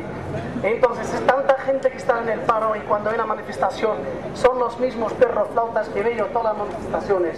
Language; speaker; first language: Spanish; native; Spanish